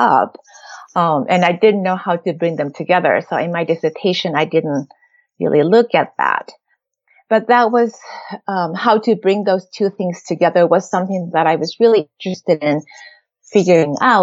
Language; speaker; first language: English; non-native, fluent; Japanese